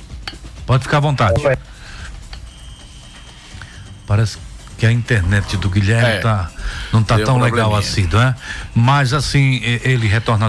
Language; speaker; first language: Portuguese; native; Portuguese